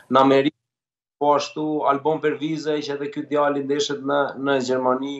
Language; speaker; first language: Albanian; native; Albanian